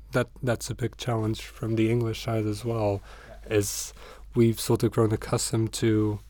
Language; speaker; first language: English; non-native, fluent; Portuguese